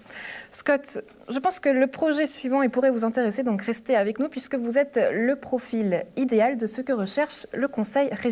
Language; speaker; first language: French; native; French